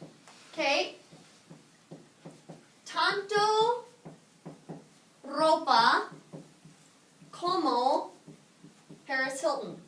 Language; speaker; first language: Spanish; non-native, fluent; English